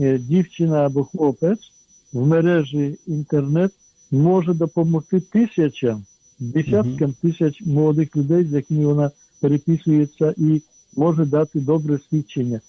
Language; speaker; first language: Ukrainian; non-native, fluent; Polish